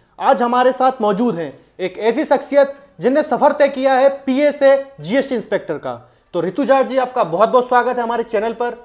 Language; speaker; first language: Hindi; native; Hindi